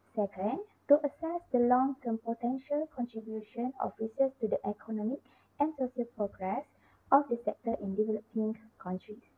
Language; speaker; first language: English; non-native, local second language; Malay